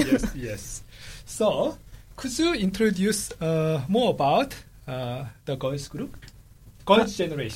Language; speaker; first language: English; non-native, fluent; Korean